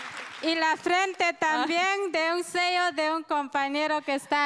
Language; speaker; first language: Spanish; non-native, local second language; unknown